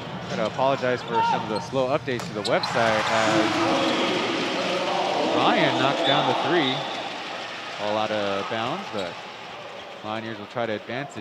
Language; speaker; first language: English; native; English